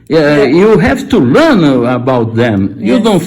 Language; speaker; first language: English; non-native, learner; Portuguese